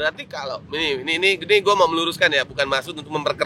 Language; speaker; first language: Indonesian; native; Indonesian